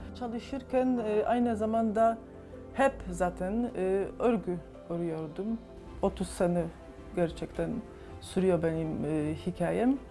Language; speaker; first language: Turkish; non-native, fluent; Polish